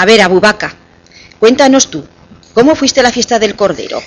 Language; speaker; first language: Spanish; native; Spanish